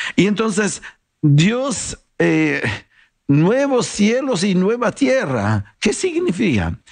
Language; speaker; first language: Spanish; non-native, fluent; Italian